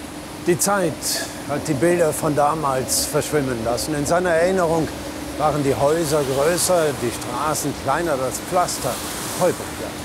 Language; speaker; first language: German; native; German